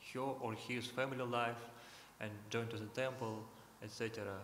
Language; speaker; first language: English; non-native, learner; Russian